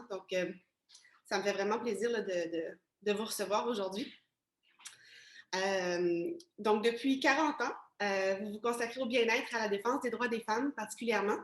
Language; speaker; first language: French; native; French